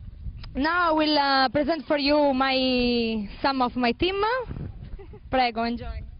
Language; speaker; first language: English; non-native, learner; Italian